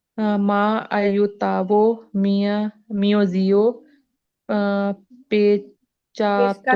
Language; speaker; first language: Italian; non-native, learner; Punjabi